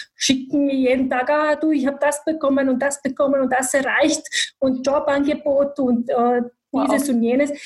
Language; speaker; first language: German; non-native, fluent; Bosnian